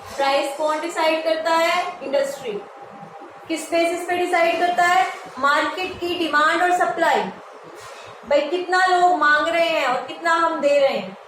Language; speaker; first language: Hindi; native; Hindi